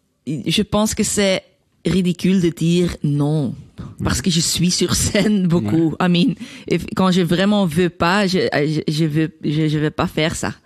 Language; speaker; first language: French; non-native, learner; Dutch